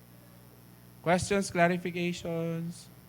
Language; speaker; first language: English; non-native, fluent; Filipino